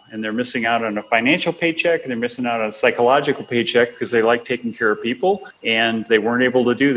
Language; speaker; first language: English; native; English